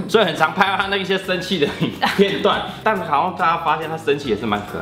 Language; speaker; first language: Chinese; native; Chinese